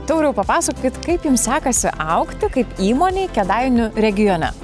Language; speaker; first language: Lithuanian; native; Lithuanian